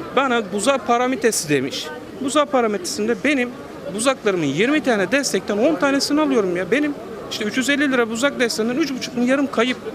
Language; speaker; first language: Turkish; non-native, local second language; Kurdish